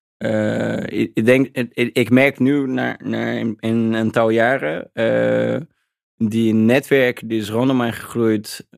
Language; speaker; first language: Dutch; non-native, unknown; Portuguese